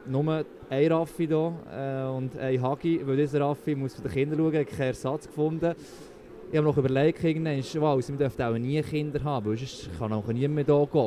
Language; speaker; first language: German; native; German